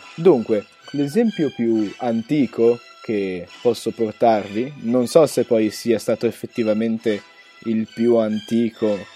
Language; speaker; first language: Italian; native; Italian